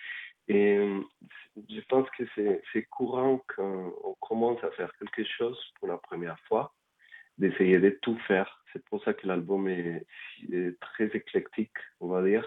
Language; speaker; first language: French; non-native, fluent; Spanish